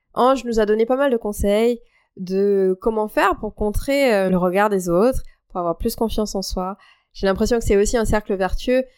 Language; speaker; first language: French; native; French